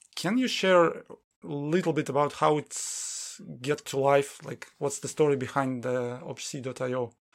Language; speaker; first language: English; non-native, fluent; Russian